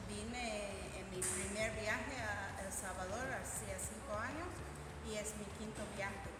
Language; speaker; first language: Spanish; non-native, learner; English